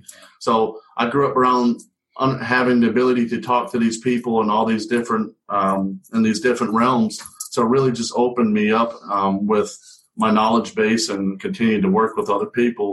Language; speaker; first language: English; native; English